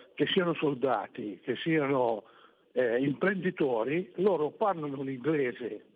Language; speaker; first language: Italian; native; Italian